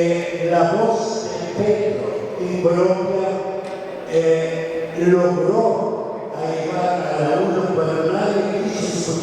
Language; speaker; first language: Spanish; non-native, fluent; Arabic